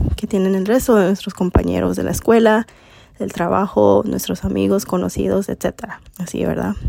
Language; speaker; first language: Spanish; early bilingual, heritage; Spanish